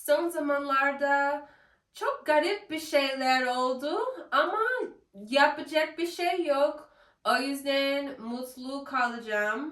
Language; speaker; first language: Turkish; non-native, learner; English